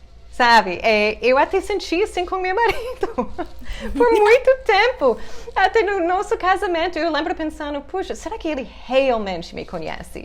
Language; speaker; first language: Portuguese; non-native, fluent; English